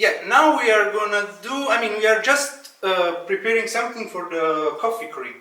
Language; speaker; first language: English; non-native, fluent; Italian